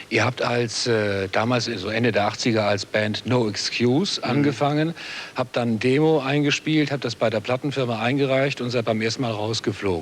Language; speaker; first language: German; native; German